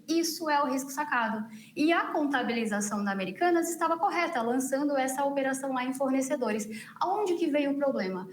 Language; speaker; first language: Portuguese; native; Portuguese